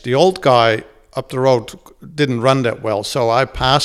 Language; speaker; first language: English; non-native, fluent; Dutch